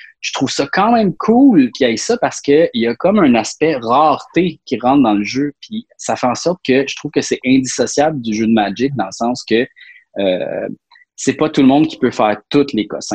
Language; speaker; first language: French; native; French